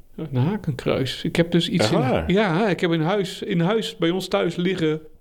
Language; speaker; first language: Dutch; early bilingual, other home language; German